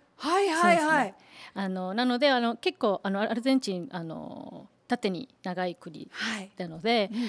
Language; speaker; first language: Japanese; early bilingual, heritage; Spanish